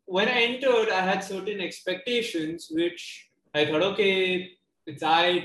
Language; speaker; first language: English; non-native, local second language; Hindi